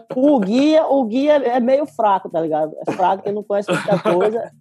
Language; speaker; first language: Portuguese; native; Portuguese